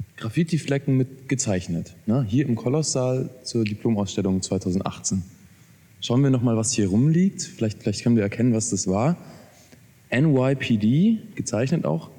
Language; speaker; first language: German; native; German